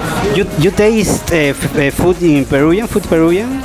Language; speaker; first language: English; non-native, learner; Spanish